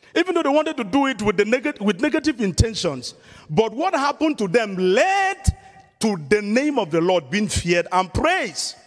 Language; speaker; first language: English; non-native, local second language; Yoruba